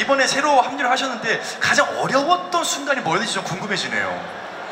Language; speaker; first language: Korean; native; Korean